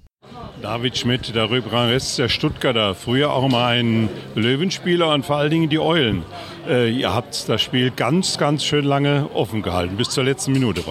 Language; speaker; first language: German; native; German